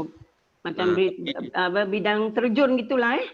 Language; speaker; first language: Malay; native; Malay